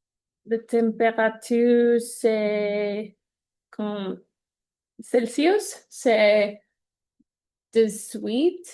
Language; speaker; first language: French; non-native, learner; Spanish